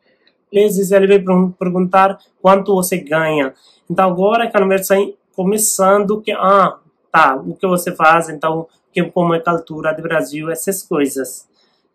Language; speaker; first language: Portuguese; non-native, learner; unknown